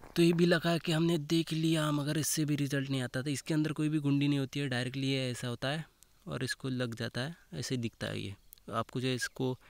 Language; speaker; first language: Hindi; non-native, local second language; Marathi